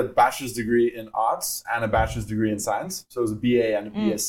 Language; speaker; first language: English; native; English